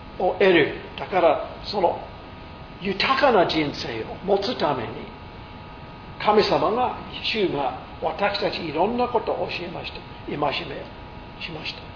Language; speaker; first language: Japanese; non-native, fluent; English